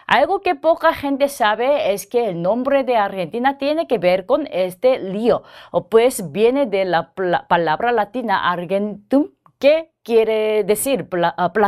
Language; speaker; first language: Spanish; non-native, fluent; Korean